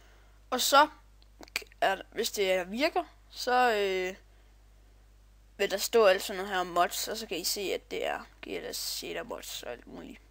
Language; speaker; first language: Danish; native; Danish